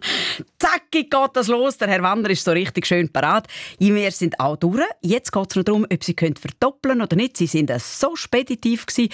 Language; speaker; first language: German; native; German